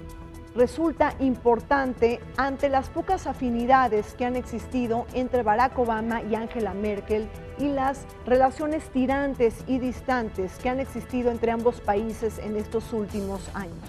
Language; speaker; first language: Spanish; native; Spanish